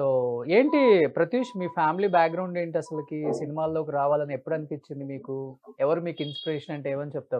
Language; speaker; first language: Telugu; native; Telugu